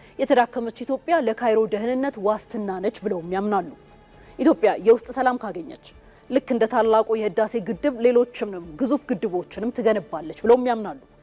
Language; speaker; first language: Amharic; native; Amharic